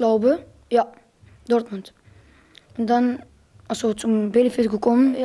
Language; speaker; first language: German; early bilingual, other home language; Arabic